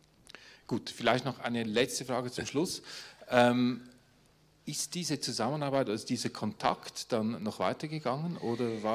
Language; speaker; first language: German; native; German